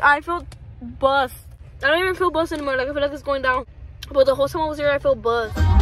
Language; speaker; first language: English; early bilingual, other home language; Spanish